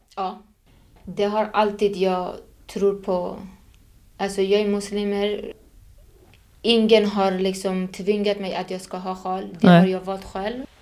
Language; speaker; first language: Swedish; non-native, fluent; Persian